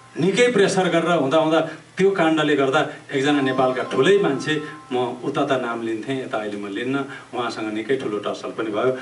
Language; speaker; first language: Nepali; native; Nepali